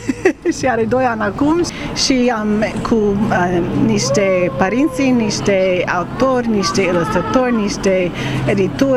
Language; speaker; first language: Romanian; non-native, learner; English